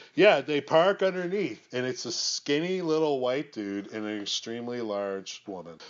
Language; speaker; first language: English; native; English